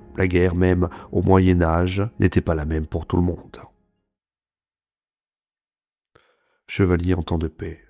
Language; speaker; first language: French; native; French